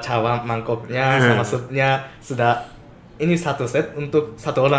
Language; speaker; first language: Indonesian; non-native, fluent; Japanese